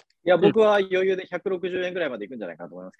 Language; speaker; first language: Japanese; native; Japanese